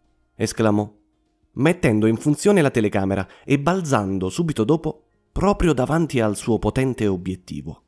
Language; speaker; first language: Italian; native; Italian